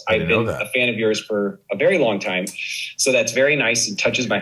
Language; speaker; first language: English; native; English